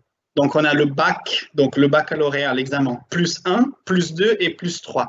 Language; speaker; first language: French; non-native, fluent; Portuguese